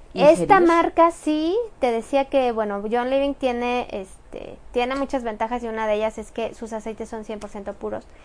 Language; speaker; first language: Spanish; native; Spanish